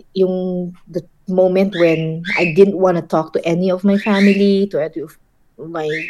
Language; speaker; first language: English; non-native, local second language; Filipino